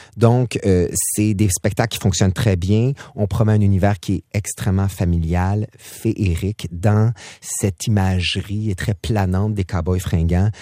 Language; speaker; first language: French; native; French